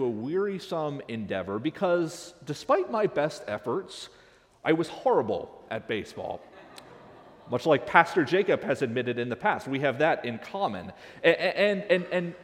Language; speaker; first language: English; native; English